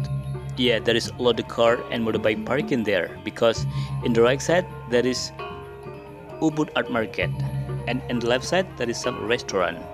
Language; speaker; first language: English; non-native, learner; Indonesian